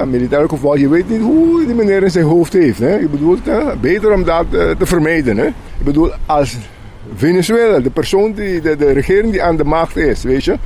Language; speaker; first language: Dutch; non-native, local second language; Papiamento